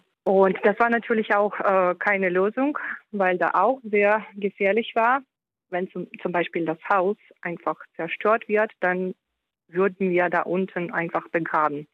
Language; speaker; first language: German; non-native, fluent; Ukrainian